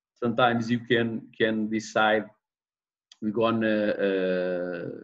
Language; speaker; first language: English; non-native, learner; Portuguese